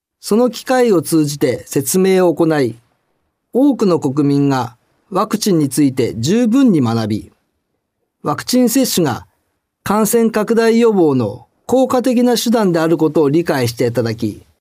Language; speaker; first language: Japanese; native; Japanese